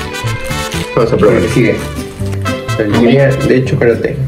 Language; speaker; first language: Spanish; native; Spanish